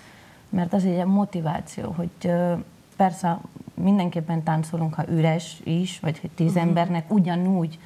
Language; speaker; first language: Hungarian; non-native, local second language; Spanish